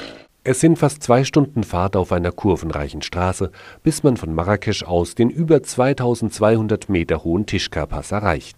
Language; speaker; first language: German; native; German